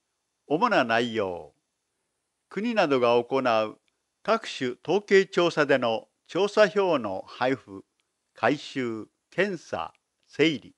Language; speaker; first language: Japanese; native; Japanese